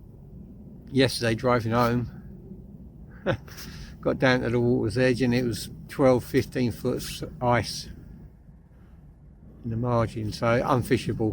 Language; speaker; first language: English; native; English